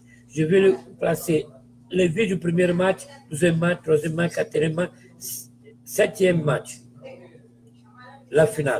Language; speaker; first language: French; non-native, fluent; Portuguese